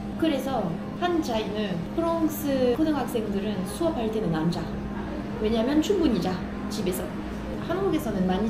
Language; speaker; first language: Korean; non-native, fluent; French